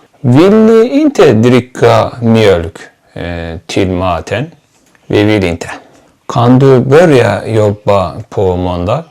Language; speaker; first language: Swedish; non-native, fluent; Turkish